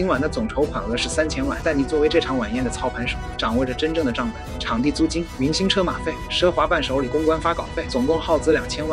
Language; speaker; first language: Chinese; native; Chinese